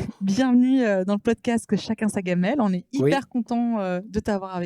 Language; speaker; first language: French; native; French